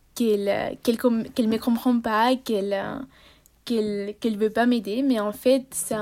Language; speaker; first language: French; non-native, fluent; Spanish